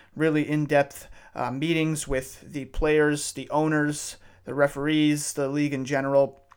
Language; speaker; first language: English; native; English